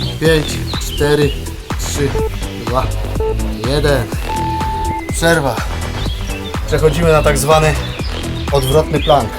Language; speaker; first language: Polish; native; Polish